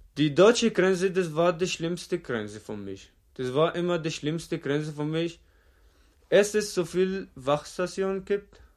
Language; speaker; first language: German; non-native, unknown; Arabic